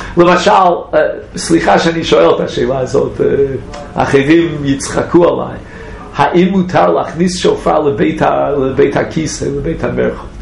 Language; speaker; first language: Hebrew; non-native, fluent; English